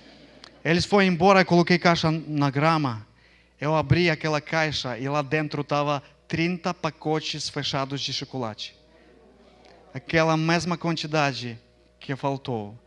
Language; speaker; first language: Portuguese; non-native, fluent; Ukrainian